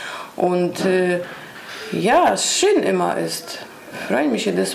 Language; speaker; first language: German; non-native, learner; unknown